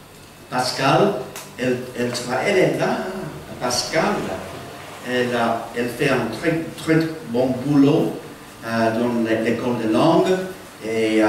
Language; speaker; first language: French; non-native, fluent; English